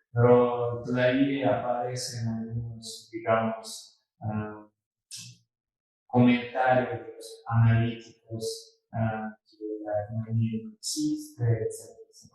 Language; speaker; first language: Spanish; non-native, fluent; Russian